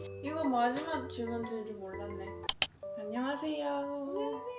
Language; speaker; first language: Korean; non-native, fluent; Chinese